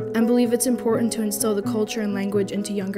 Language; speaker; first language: English; native; English